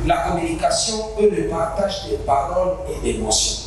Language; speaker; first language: French; non-native, local second language; Swahili